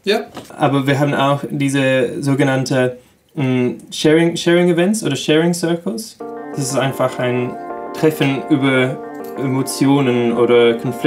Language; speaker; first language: German; non-native, learner; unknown